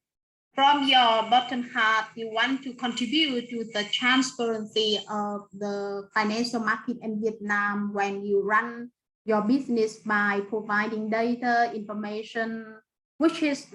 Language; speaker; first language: English; non-native, fluent; Vietnamese